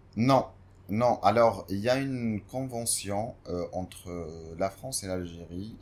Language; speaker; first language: French; non-native, local second language; Arabic